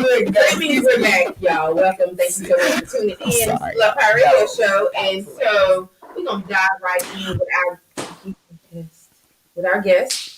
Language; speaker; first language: English; native; English